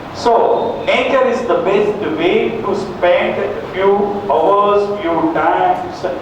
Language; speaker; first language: English; non-native, local second language; Gujarati